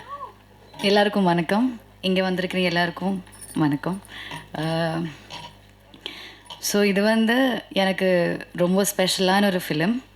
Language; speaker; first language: Tamil; non-native, learner; Telugu